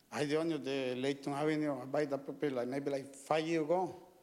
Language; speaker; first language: English; non-native, learner; Spanish